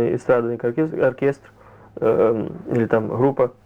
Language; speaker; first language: Russian; native; Russian